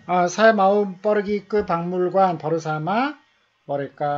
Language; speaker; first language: Korean; native; Korean